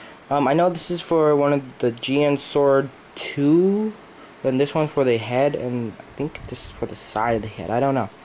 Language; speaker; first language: English; native; English